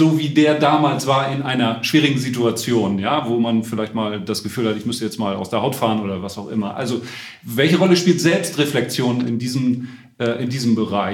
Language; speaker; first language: German; native; German